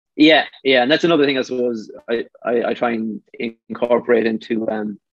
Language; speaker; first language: English; native; English